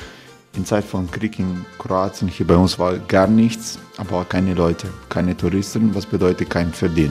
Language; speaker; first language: German; non-native, fluent; Croatian